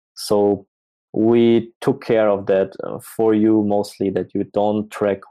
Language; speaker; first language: English; non-native, fluent; German